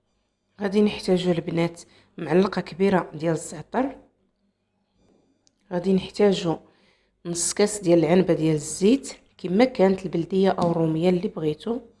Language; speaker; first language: Arabic; native; Arabic